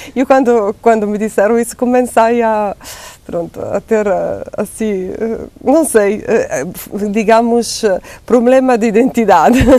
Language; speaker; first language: Portuguese; non-native, fluent; Italian